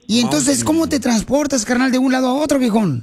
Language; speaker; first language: Spanish; native; Spanish